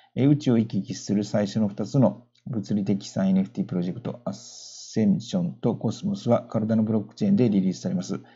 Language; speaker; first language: Japanese; native; Japanese